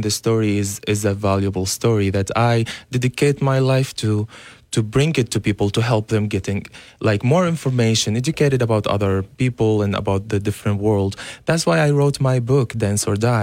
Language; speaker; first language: English; non-native, fluent; Arabic